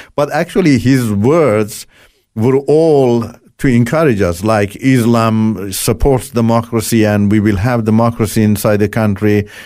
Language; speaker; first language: English; non-native, fluent; Turkish